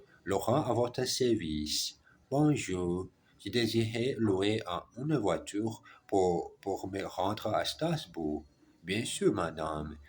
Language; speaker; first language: French; non-native, learner; German